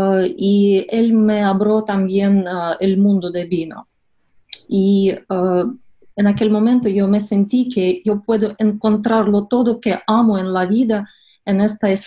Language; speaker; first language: Spanish; non-native, fluent; Russian